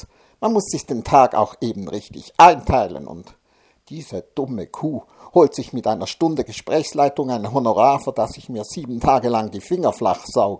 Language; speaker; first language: German; native; German